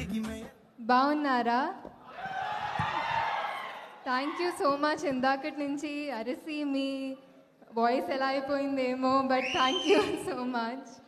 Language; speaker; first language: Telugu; non-native, fluent; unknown